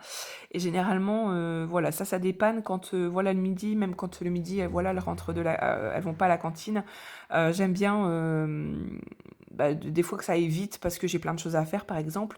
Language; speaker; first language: French; native; French